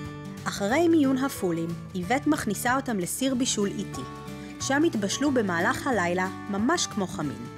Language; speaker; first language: Hebrew; native; Hebrew